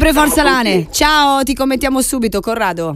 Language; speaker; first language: Italian; native; Italian